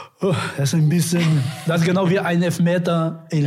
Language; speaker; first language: German; non-native, learner; Portuguese